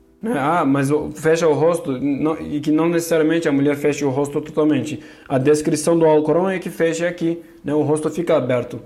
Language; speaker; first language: Portuguese; non-native, fluent; Kurdish